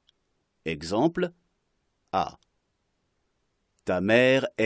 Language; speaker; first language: French; non-native, fluent; Arabic